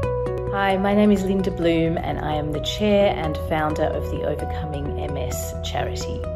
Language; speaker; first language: English; native; English